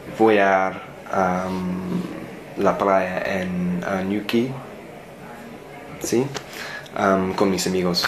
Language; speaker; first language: Spanish; non-native, learner; English